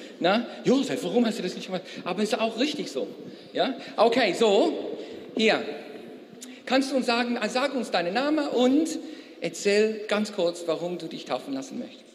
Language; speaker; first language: German; non-native, fluent; English